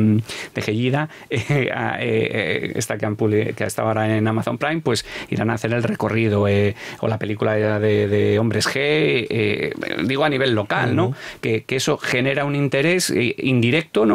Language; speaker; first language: Spanish; native; Spanish